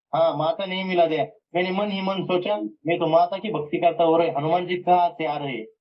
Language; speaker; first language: Hindi; non-native, local second language; Marathi